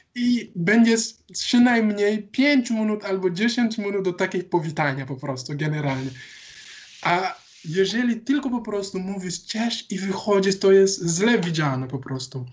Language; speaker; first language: Polish; non-native, learner; Wolof